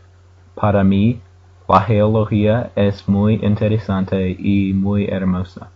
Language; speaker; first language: Spanish; non-native, learner; English